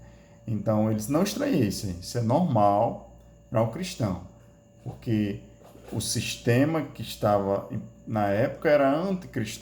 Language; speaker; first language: Portuguese; native; Portuguese